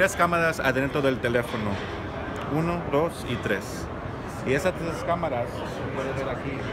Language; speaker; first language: Spanish; early bilingual, heritage; Spanish